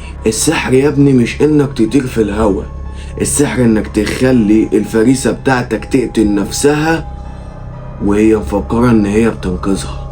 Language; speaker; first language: Arabic; native; Arabic